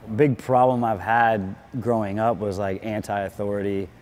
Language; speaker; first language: English; native; English